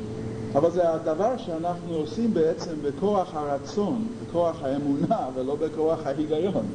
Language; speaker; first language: Hebrew; non-native, fluent; English